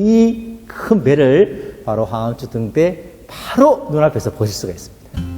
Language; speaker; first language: Korean; native; Korean